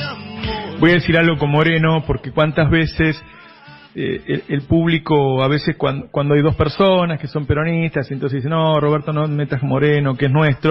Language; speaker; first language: Spanish; native; Spanish